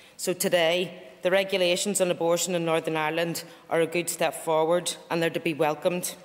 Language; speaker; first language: English; native; English